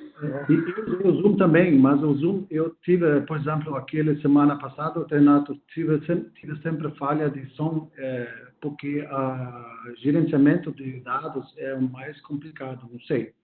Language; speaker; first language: Portuguese; non-native, fluent; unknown